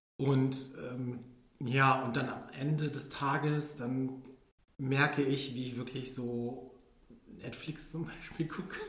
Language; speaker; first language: German; early bilingual, other home language; Filipino